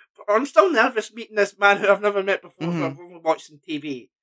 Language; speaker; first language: English; native; English